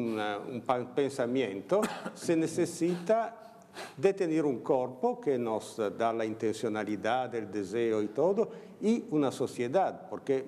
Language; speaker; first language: Spanish; non-native, learner; Italian